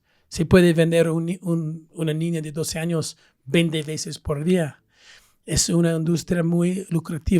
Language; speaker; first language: Spanish; non-native, fluent; English